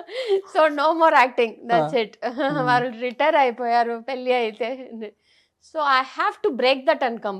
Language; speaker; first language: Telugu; non-native, local second language; Tamil